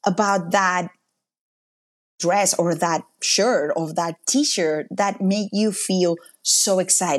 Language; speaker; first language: English; non-native, fluent; Spanish